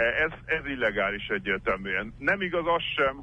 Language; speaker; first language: Hungarian; native; Hungarian